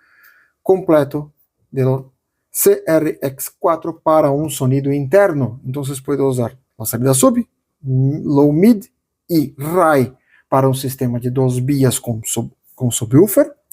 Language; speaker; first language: Spanish; non-native, fluent; Portuguese